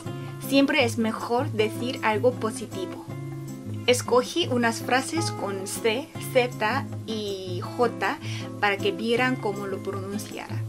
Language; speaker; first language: Spanish; non-native, fluent; Korean